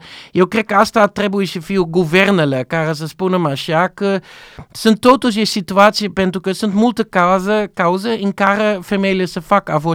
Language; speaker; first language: Romanian; non-native, learner; Dutch